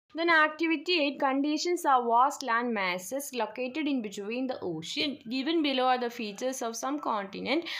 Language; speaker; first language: English; non-native, local second language; Malayalam